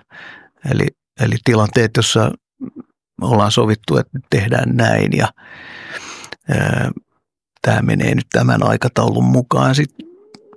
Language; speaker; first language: Finnish; early bilingual, other home language; Oromo